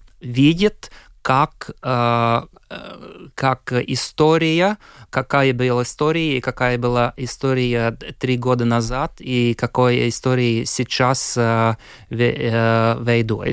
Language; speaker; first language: Russian; non-native, local second language; Latvian